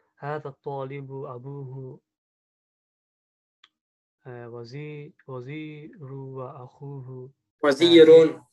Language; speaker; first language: Arabic; non-native, learner; English